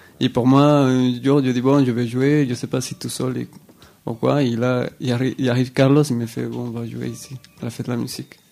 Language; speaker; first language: French; non-native, learner; Spanish